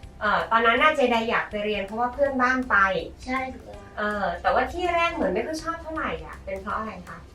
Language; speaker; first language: Thai; native; Thai